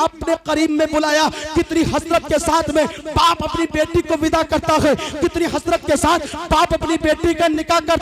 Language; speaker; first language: Hindi; native; Hindi